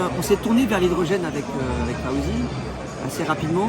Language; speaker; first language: French; native; French